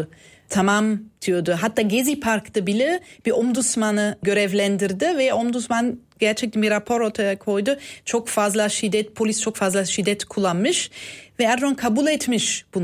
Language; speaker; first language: Turkish; non-native, fluent; German